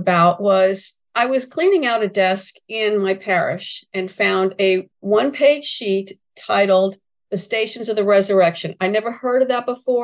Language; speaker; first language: English; native; English